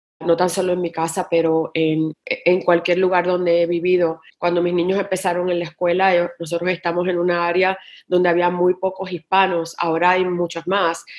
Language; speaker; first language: Spanish; native; Spanish